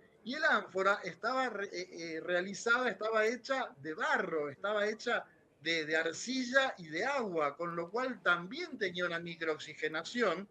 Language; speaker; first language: Spanish; native; Spanish